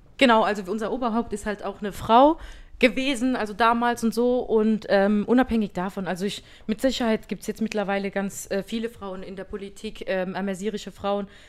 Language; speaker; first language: German; early bilingual, other home language; Berber languages